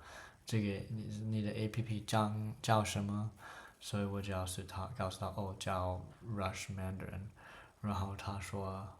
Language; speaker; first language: Chinese; non-native, learner; English